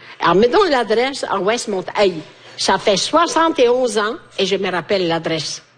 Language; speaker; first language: French; non-native, fluent; Italian